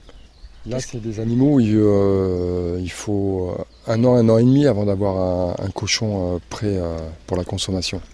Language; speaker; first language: French; native; French